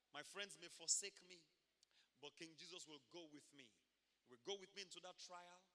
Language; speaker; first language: English; non-native, local second language; Yoruba